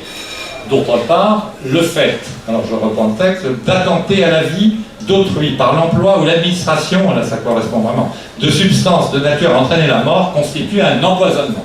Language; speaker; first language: French; native; French